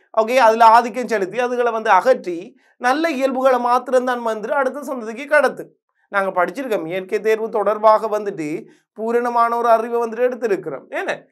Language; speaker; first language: Tamil; native; Tamil